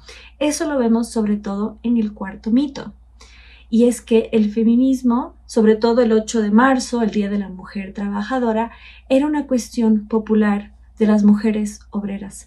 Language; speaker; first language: Spanish; native; Spanish